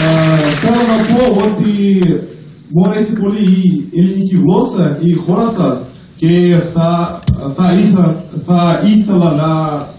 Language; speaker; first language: Greek; non-native, fluent; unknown